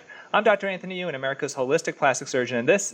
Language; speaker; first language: English; native; English